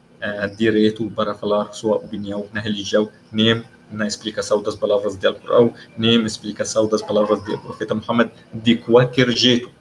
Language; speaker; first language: Portuguese; non-native, learner; Arabic